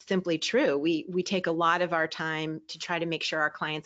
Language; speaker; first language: English; native; English